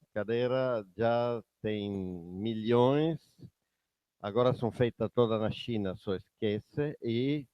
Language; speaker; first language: Portuguese; non-native, fluent; Italian